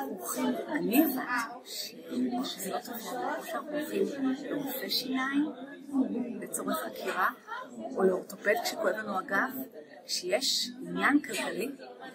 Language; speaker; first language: Hebrew; native; Hebrew